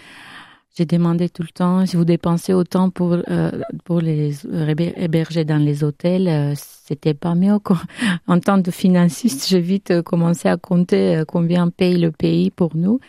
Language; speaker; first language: French; non-native, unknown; Armenian